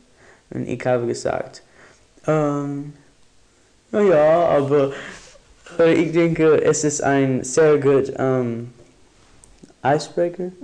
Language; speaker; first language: German; non-native, learner; English